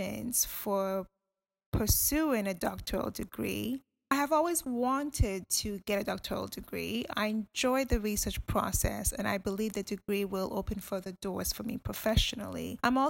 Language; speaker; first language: English; non-native, local second language; Akan